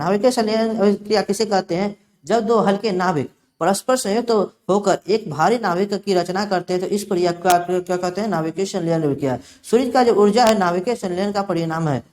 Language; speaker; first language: Hindi; native; Hindi